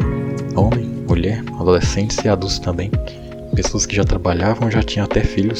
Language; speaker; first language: Portuguese; native; Portuguese